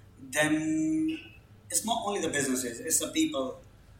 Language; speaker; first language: English; non-native, local second language; Punjabi